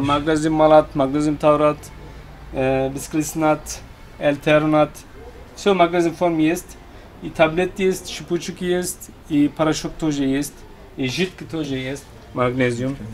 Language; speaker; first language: Russian; non-native, learner; Turkish